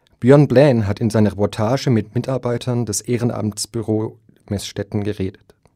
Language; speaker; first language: German; native; German